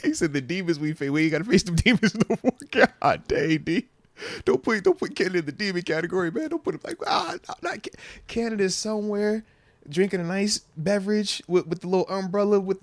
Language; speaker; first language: English; native; English